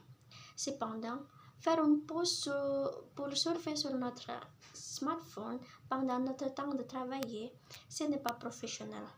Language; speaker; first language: French; non-native, learner; Indonesian